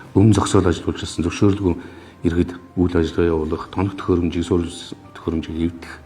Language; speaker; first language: Mongolian; native; Mongolian